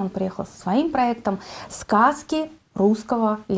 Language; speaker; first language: Russian; native; Russian